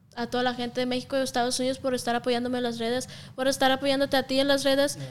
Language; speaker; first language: Spanish; non-native, fluent; Russian